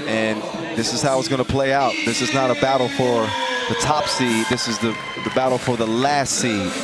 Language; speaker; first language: English; native; English